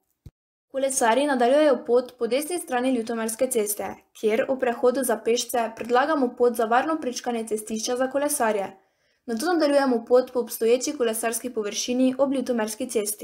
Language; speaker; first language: Slovenian; native; Slovenian